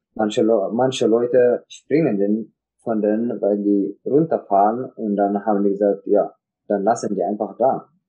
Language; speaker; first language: German; non-native, learner; Tigrinya